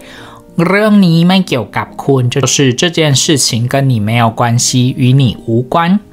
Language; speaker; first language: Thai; non-native, fluent; Chinese